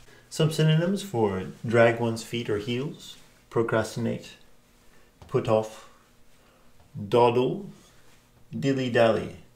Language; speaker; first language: English; native; English